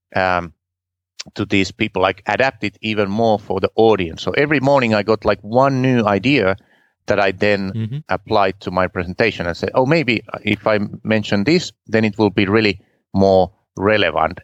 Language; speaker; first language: English; non-native, fluent; Finnish